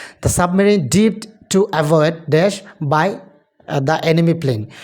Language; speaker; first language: English; non-native, local second language; Bangla